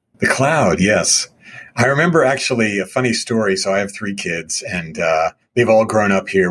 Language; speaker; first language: English; native; English